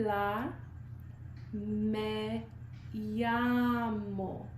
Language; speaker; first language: Spanish; non-native, learner; English